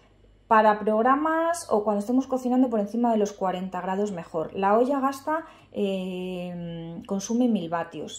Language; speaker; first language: Spanish; native; Spanish